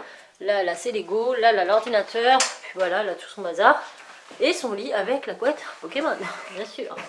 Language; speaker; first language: French; native; French